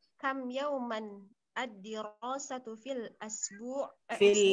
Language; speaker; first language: Arabic; non-native, learner; Indonesian